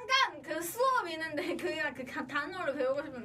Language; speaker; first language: Korean; non-native, fluent; Thai